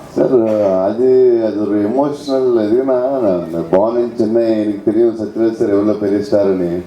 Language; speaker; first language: Tamil; non-native, local second language; Telugu